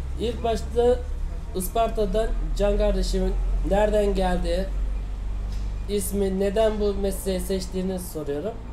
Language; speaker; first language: Turkish; native; Turkish